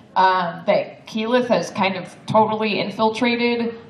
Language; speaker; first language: English; native; English